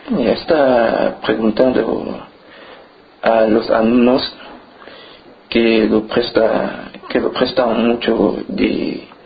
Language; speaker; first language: Spanish; non-native, learner; French